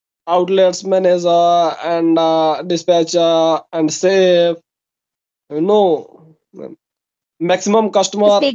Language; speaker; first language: English; non-native, local second language; Hindi